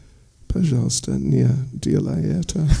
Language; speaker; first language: Russian; non-native, learner; English